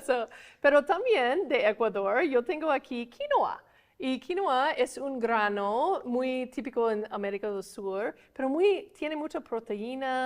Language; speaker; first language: Spanish; non-native, fluent; English